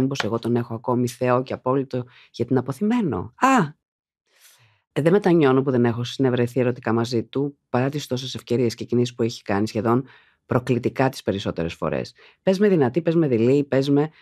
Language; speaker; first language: Greek; native; Greek